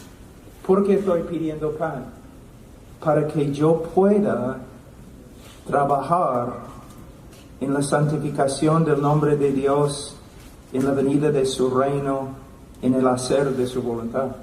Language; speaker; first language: Spanish; non-native, fluent; English